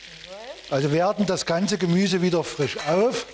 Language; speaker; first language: German; native; German